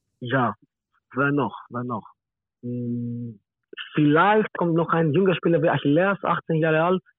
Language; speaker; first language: German; non-native, learner; Greek